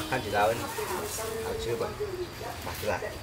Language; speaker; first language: Chinese; non-native, learner; Vietnamese